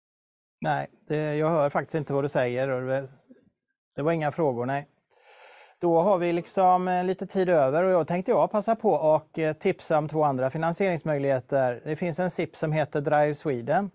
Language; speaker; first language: Swedish; native; Swedish